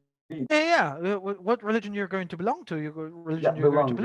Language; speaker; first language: English; non-native, fluent; Spanish